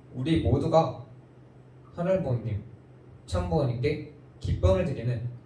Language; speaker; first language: Korean; native; Korean